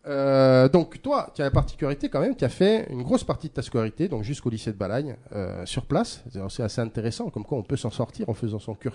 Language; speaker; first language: French; native; French